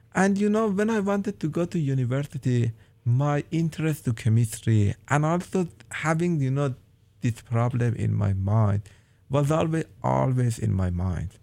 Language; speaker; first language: English; non-native, fluent; Persian